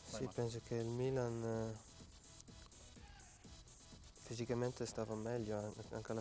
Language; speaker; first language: Italian; non-native, fluent; Dutch